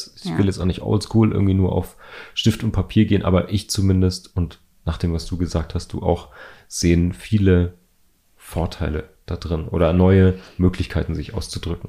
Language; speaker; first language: German; native; German